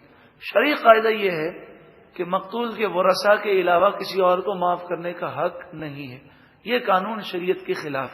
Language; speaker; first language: Urdu; native; Urdu